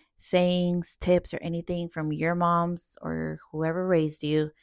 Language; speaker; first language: English; early bilingual, other home language; Spanish